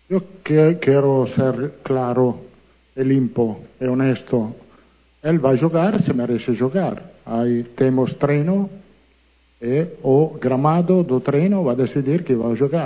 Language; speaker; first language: Portuguese; non-native, learner; Italian